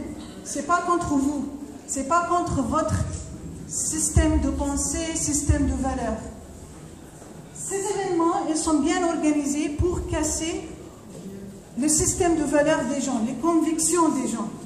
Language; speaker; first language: French; non-native, fluent; Arabic